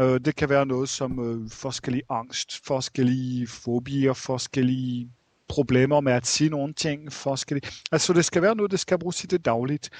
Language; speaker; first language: Danish; non-native, fluent; French